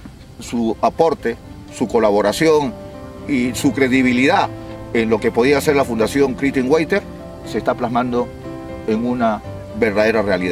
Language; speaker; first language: Spanish; native; Spanish